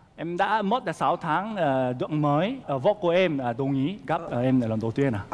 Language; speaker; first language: Vietnamese; non-native, fluent; Korean